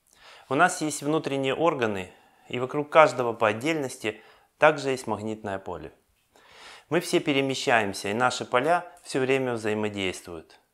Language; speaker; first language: Russian; native; Russian